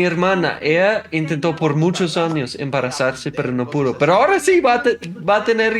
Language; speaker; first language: Spanish; non-native, fluent; English